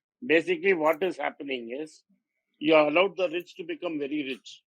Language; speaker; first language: English; non-native, local second language; Tamil